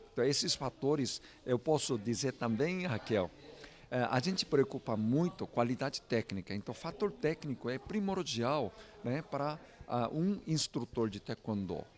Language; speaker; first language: Portuguese; non-native, fluent; Korean